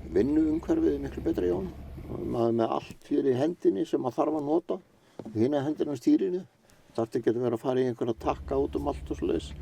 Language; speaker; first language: Icelandic; native; Icelandic